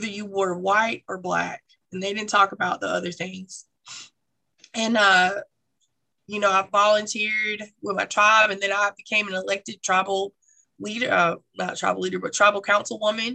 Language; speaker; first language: English; native; English